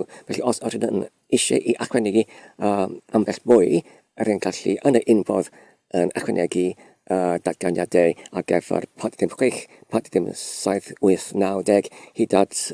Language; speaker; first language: Welsh; non-native, learner; Polish